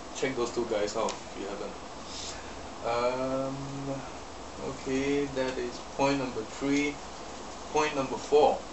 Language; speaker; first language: English; non-native, local second language; Chinese